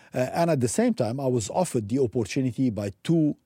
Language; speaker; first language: English; non-native, fluent; Arabic